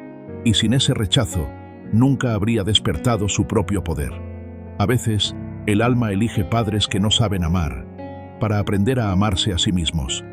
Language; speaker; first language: Spanish; native; Spanish